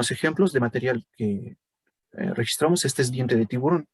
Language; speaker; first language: Spanish; native; Spanish